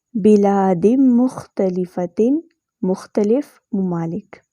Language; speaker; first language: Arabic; non-native, fluent; Urdu